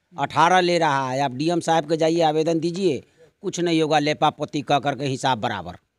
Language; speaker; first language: Hindi; native; Hindi